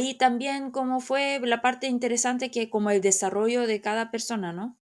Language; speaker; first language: Spanish; non-native, fluent; Korean